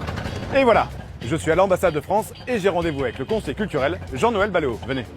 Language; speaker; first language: French; native; French